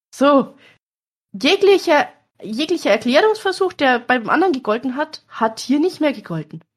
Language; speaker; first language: German; native; German